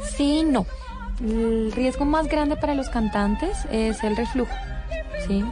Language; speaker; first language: Spanish; native; Spanish